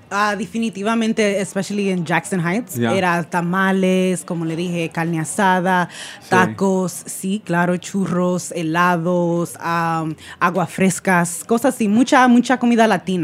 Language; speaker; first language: Spanish; early bilingual, heritage; Spanish